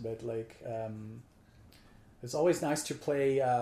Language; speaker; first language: English; non-native, fluent; Portuguese